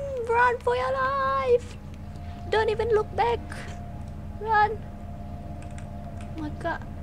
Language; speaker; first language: English; non-native, local second language; Malay